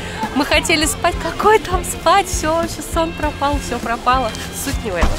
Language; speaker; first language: Russian; native; Russian